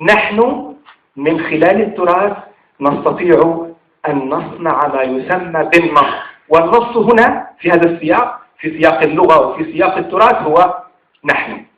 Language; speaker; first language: Arabic; native; Arabic